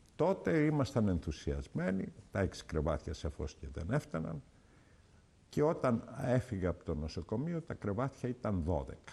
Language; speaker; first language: Greek; early bilingual, heritage; Greek